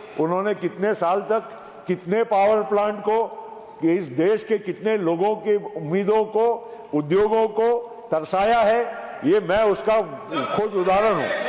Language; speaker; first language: Hindi; non-native, local second language; Gujarati